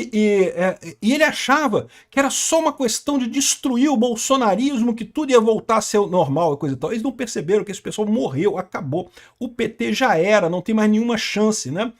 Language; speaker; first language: Portuguese; native; Portuguese